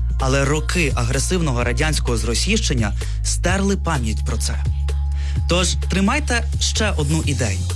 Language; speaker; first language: Ukrainian; non-native, local second language; Russian